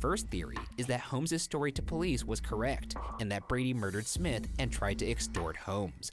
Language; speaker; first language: English; native; English